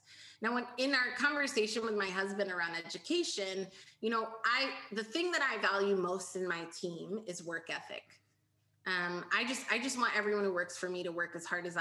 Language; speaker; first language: English; native; English